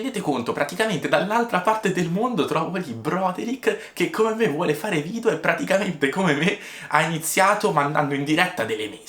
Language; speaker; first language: Italian; native; Italian